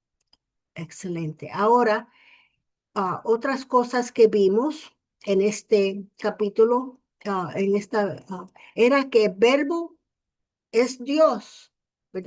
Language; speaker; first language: Spanish; early bilingual, heritage; English